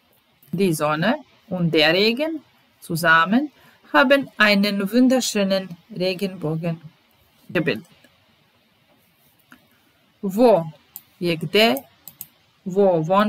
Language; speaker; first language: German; non-native, fluent; Serbian